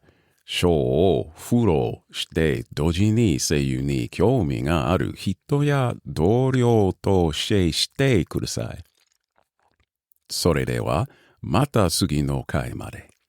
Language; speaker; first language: Japanese; non-native, learner; English